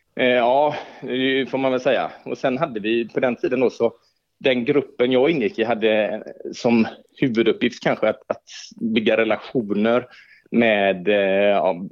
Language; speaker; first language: Swedish; native; Swedish